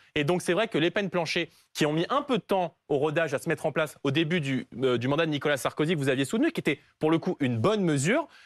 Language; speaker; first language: French; native; French